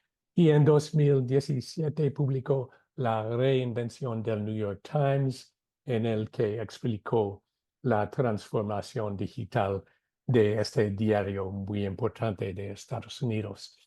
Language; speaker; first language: Spanish; non-native, fluent; English